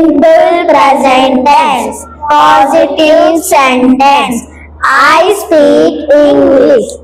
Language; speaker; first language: English; non-native, learner; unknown